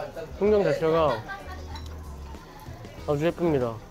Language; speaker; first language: Korean; native; Korean